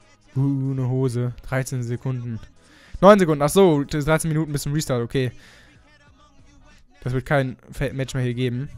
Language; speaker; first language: German; native; German